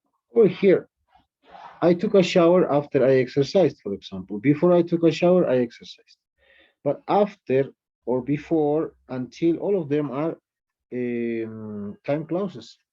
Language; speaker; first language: English; non-native, fluent; Spanish